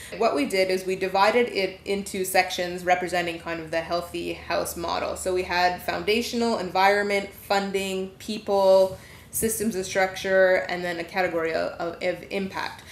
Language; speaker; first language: English; native; English